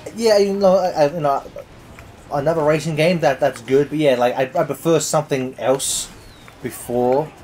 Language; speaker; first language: English; native; English